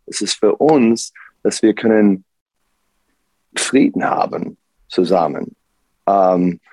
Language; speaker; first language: German; non-native, learner; English